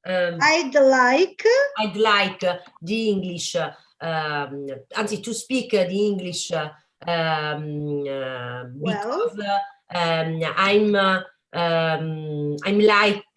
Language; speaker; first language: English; non-native, learner; Italian